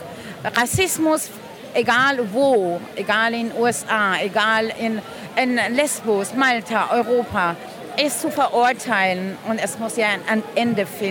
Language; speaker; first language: German; non-native, fluent; Persian